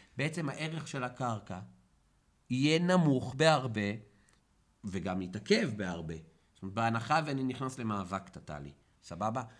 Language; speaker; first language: Hebrew; native; Hebrew